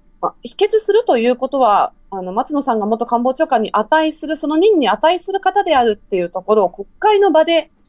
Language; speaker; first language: Japanese; native; Japanese